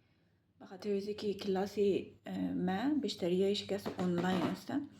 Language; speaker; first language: Persian; early bilingual, heritage; Persian